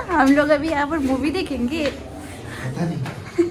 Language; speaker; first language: Hindi; non-native, local second language; Bangla